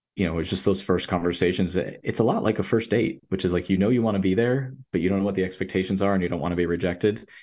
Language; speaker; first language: English; native; English